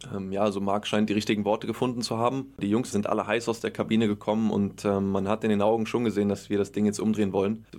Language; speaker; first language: German; native; German